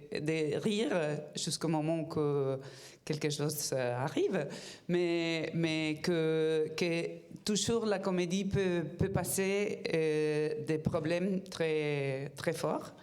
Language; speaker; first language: French; non-native, fluent; Spanish